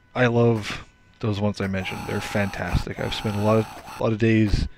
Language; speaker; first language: English; native; English